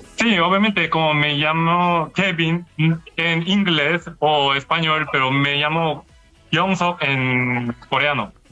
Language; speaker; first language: Spanish; non-native, learner; Korean